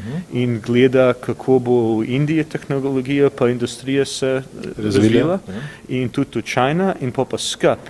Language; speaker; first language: Slovenian; early bilingual, heritage; English